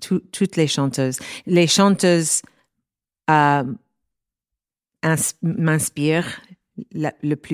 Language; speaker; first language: French; non-native, learner; English